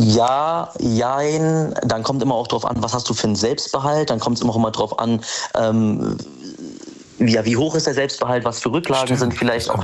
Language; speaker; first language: German; native; German